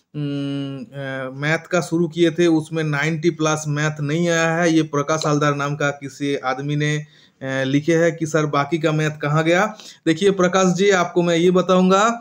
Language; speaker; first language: Hindi; non-native, local second language; Bangla